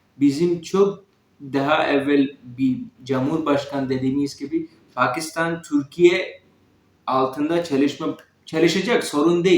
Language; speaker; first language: Turkish; non-native, learner; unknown